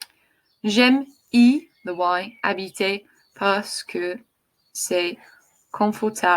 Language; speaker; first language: French; non-native, fluent; English